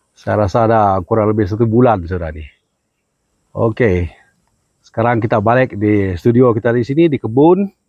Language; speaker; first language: Malay; non-native, local second language; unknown